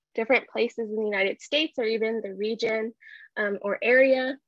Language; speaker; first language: English; early bilingual, other home language; Spanish